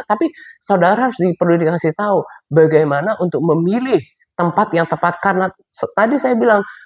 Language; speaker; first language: Indonesian; native; Indonesian